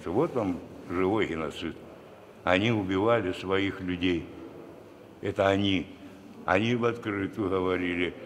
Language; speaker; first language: Russian; native; Russian